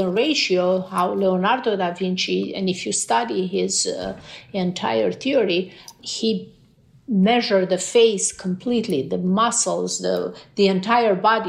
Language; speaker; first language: English; non-native, fluent; Romanian